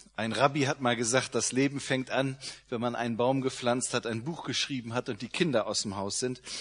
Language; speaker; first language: German; native; German